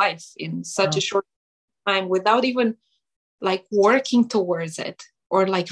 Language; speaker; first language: English; non-native, fluent; Romanian